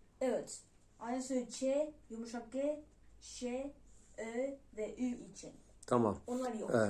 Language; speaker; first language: Turkish; non-native, learner; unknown